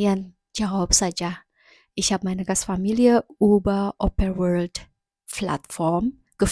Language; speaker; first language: German; non-native, learner; Indonesian